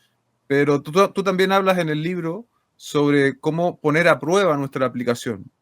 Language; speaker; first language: Spanish; native; Spanish